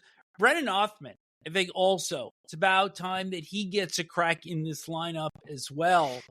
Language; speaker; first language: English; native; English